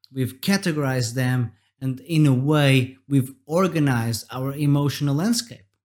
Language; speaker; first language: English; non-native, fluent; Portuguese